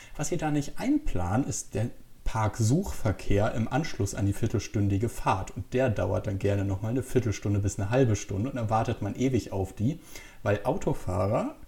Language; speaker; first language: German; native; German